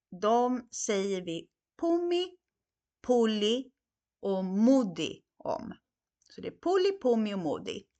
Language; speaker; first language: Swedish; non-native, fluent; Hungarian